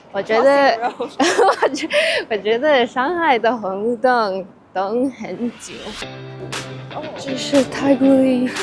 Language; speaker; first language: Chinese; non-native, learner; English